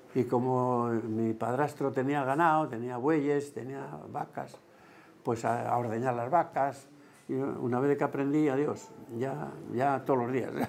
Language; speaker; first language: Spanish; native; Spanish